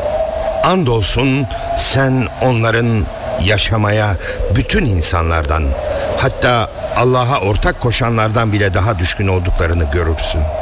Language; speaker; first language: Turkish; native; Turkish